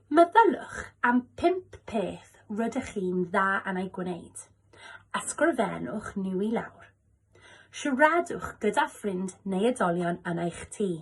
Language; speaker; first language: Welsh; non-native, local second language; English